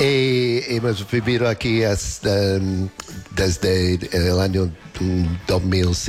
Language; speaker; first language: Spanish; non-native, learner; English